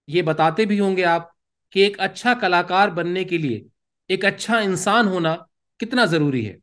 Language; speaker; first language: Hindi; native; Hindi